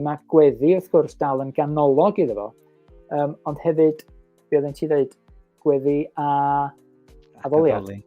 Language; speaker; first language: Welsh; native; Welsh